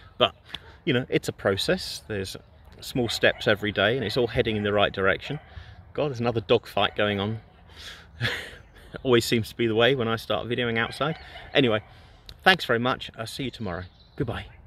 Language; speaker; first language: English; native; English